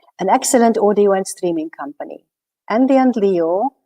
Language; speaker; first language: English; non-native, fluent; Hungarian